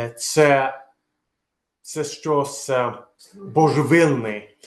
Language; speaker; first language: Ukrainian; non-native, learner; Swedish